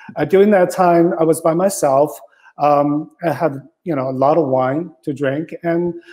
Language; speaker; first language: English; non-native, fluent; Chinese